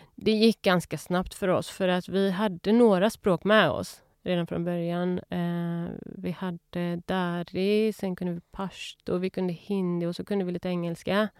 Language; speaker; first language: Swedish; early bilingual, other home language; Persian